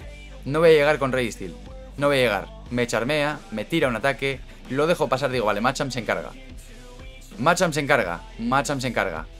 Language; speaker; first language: Spanish; native; Spanish